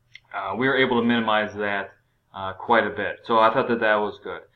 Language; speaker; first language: English; native; English